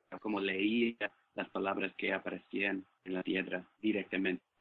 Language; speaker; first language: Spanish; non-native, fluent; English